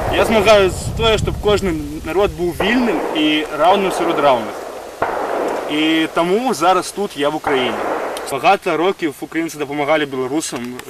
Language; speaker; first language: Ukrainian; non-native, fluent; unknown